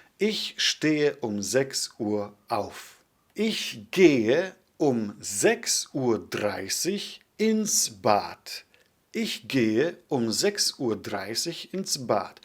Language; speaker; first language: German; non-native, fluent; Polish